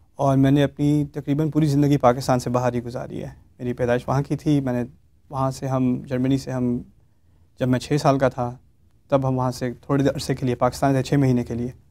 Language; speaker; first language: Urdu; native; Urdu